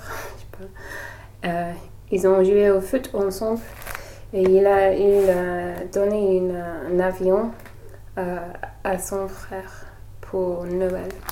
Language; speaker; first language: French; non-native, learner; English